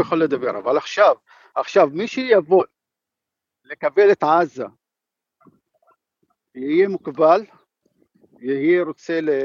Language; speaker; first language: Hebrew; non-native, fluent; Arabic